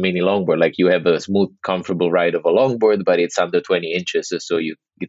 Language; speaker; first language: English; non-native, fluent; Italian